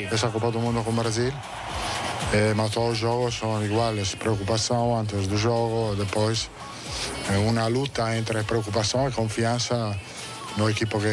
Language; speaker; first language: Portuguese; non-native, fluent; Italian